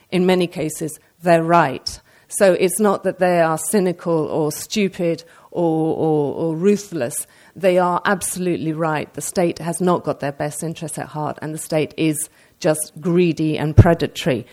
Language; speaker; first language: English; native; English